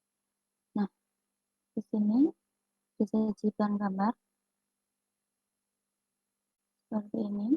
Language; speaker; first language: Indonesian; native; Indonesian